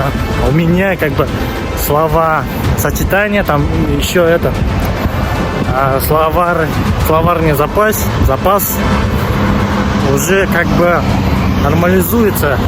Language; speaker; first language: Russian; non-native, local second language; Kazakh